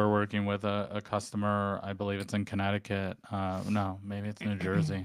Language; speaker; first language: English; native; English